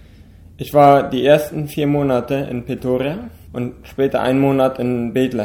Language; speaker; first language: German; non-native, local second language; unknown